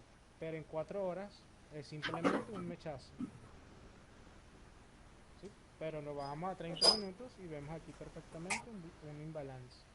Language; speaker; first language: Spanish; native; Spanish